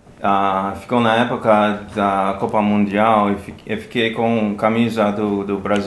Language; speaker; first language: Portuguese; non-native, fluent; English